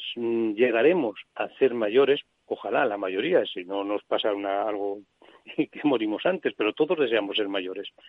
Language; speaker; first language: Spanish; native; Spanish